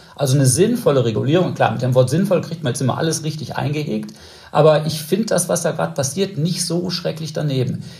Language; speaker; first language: German; native; German